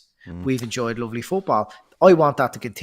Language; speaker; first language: English; native; English